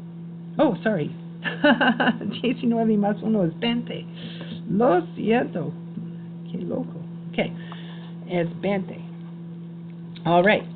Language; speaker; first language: Spanish; non-native, learner; English